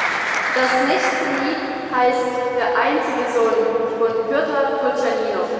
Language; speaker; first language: German; non-native, fluent; Russian